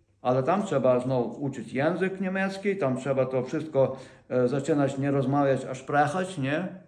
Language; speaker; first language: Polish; non-native, fluent; Ukrainian